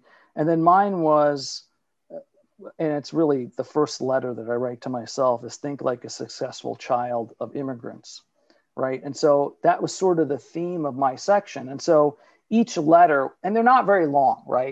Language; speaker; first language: English; early bilingual, other home language; Italian